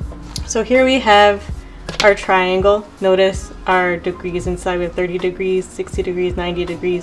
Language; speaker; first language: English; native; English